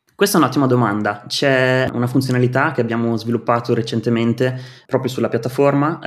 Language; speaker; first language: Italian; native; Italian